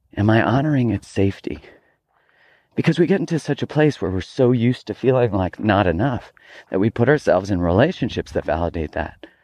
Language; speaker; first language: English; native; English